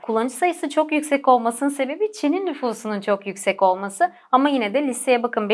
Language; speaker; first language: Turkish; native; Turkish